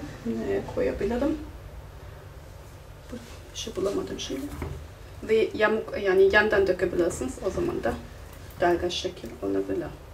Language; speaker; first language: Turkish; non-native, fluent; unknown